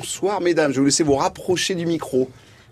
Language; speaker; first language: French; native; French